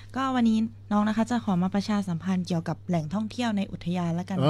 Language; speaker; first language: Thai; native; Thai